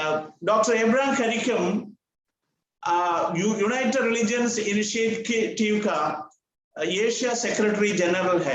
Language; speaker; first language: Hindi; non-native, local second language; Malayalam